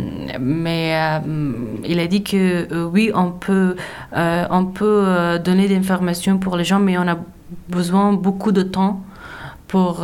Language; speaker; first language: French; non-native, learner; Persian